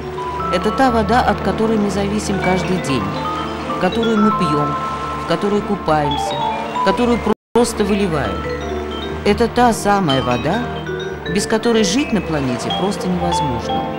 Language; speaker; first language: Russian; native; Russian